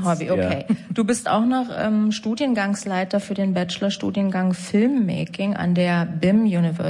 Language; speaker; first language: German; native; German